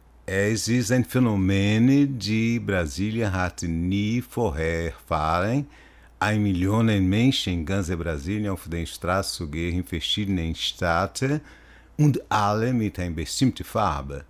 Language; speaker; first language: German; non-native, learner; Portuguese